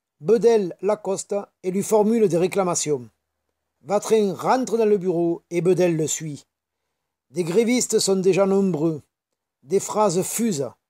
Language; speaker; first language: French; native; French